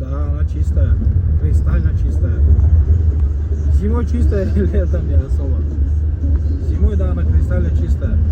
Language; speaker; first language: Russian; non-native, local second language; Tajik